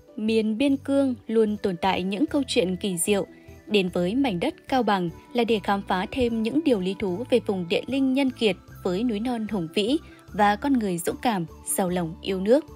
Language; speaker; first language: Vietnamese; native; Vietnamese